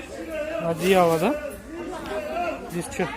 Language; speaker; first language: Russian; non-native, local second language; Kyrgyz